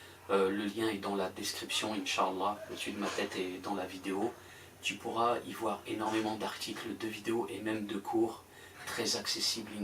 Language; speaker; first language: French; native; French